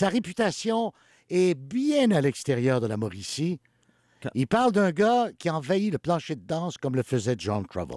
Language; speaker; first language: French; native; French